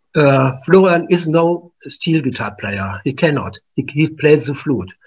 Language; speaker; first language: English; non-native, learner; German